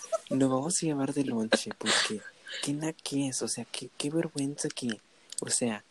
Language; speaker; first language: Spanish; early bilingual, other home language; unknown